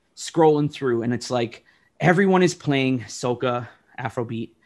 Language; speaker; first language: English; native; English